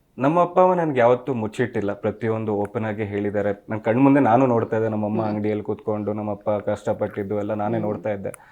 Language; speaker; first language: Kannada; non-native, fluent; Odia